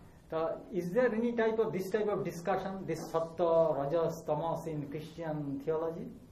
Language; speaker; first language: English; non-native, local second language; Bangla